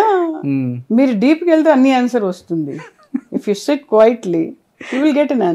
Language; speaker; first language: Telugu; non-native, local second language; Kannada